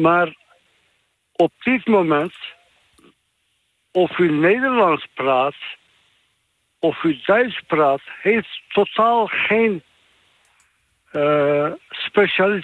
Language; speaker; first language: Dutch; non-native, fluent; Turkish